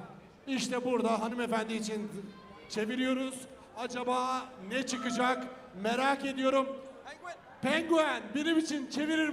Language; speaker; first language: Turkish; native; Turkish